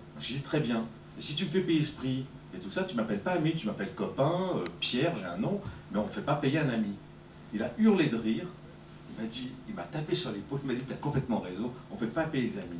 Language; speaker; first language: French; native; French